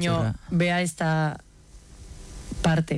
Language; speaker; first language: Basque; native; Basque